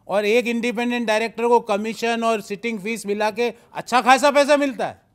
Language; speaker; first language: Hindi; native; Hindi